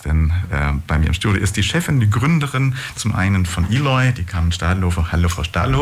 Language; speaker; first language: German; native; German